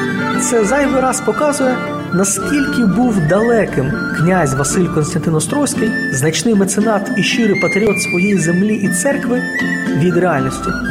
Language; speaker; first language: Ukrainian; native; Ukrainian